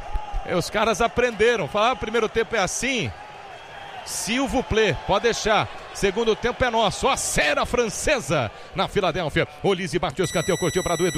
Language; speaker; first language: Portuguese; native; Portuguese